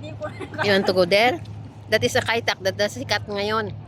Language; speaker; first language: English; non-native, local second language; Filipino